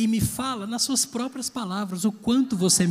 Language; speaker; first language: Portuguese; native; Portuguese